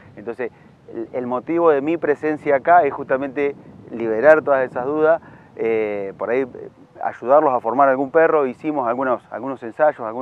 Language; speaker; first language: Spanish; native; Spanish